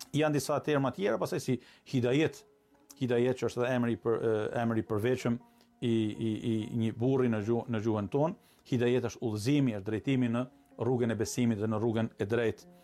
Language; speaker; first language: Albanian; native; Albanian